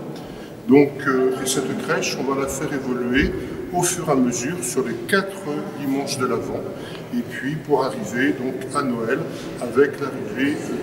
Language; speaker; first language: French; native; French